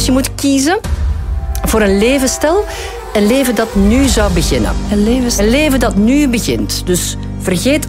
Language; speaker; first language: Dutch; native; Dutch